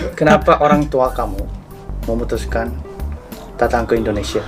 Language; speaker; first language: Indonesian; non-native, fluent; Korean